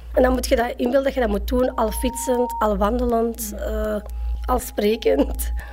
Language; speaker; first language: Dutch; early bilingual, other home language; Arabic